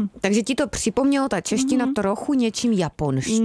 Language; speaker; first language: Czech; native; Czech